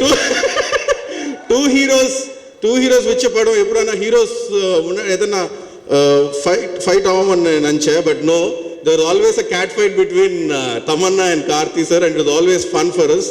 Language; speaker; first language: Tamil; non-native, learner; Telugu